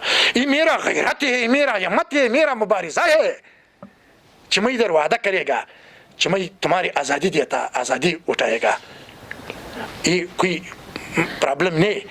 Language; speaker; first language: Hindi; non-native, learner; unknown